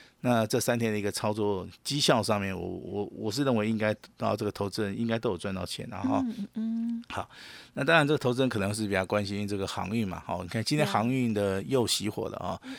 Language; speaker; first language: Chinese; native; Chinese